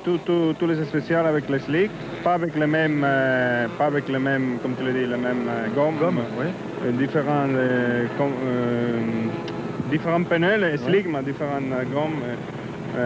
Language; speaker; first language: French; non-native, fluent; Spanish